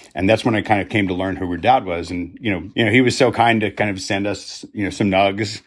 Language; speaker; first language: English; native; English